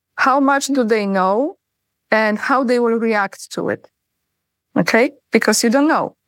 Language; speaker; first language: English; non-native, fluent; Polish